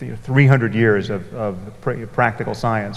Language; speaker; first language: English; native; English